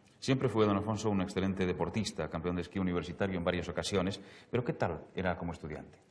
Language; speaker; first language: Spanish; native; Spanish